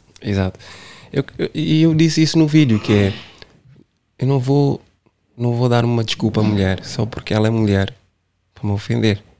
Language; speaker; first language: Portuguese; non-native, local second language; Kabuverdianu